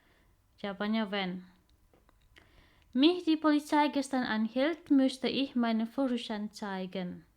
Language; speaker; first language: German; non-native, fluent; Indonesian